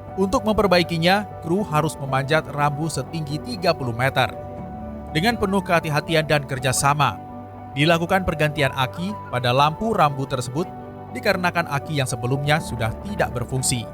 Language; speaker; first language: Indonesian; native; Indonesian